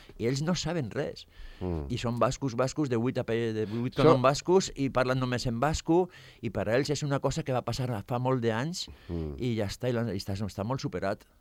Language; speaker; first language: Catalan; non-native, fluent; Basque